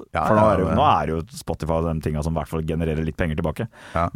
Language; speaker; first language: Norwegian; native; Norwegian